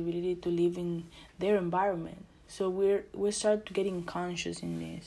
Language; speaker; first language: English; non-native, learner; Spanish